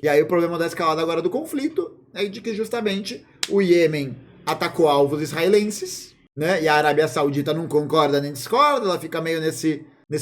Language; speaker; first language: Portuguese; native; Portuguese